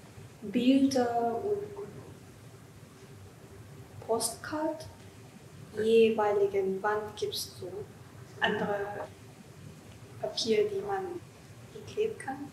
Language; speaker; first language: German; non-native, learner; Japanese